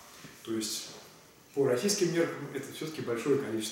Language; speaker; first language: Russian; native; Russian